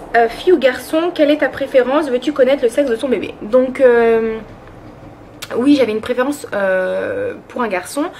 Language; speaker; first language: French; early bilingual, other home language; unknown